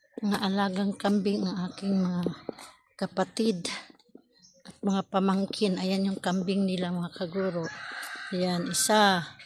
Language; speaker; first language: Filipino; non-native, local second language; Cebuano